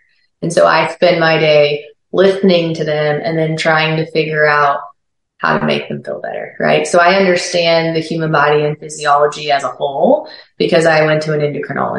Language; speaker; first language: English; native; English